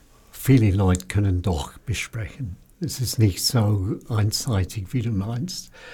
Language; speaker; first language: German; non-native, fluent; English